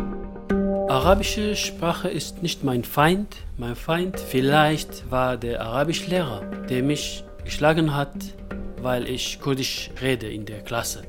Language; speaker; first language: German; non-native, local second language; Kurdish